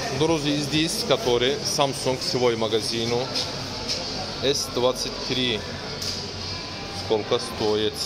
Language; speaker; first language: Russian; non-native, learner; Turkish